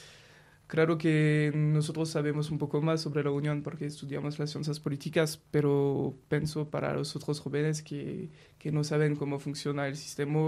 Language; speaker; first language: Spanish; non-native, learner; French